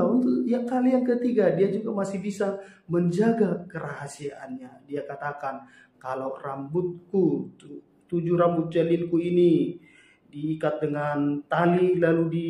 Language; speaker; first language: Indonesian; native; Indonesian